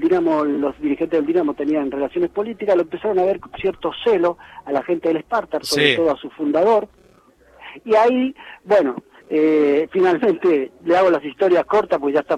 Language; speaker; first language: Spanish; native; Spanish